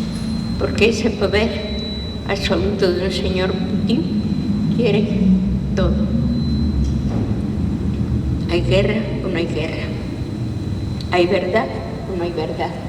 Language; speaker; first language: Spanish; non-native, fluent; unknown